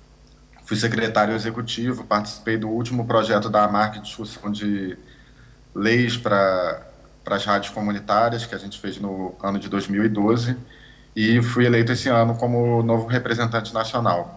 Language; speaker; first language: Portuguese; native; Portuguese